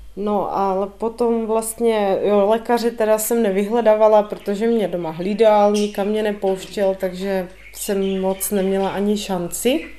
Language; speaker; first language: Czech; native; Czech